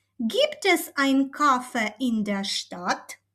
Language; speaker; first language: German; non-native, fluent; Ukrainian